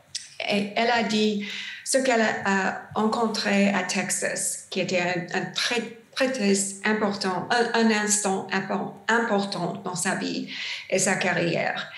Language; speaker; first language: French; non-native, learner; English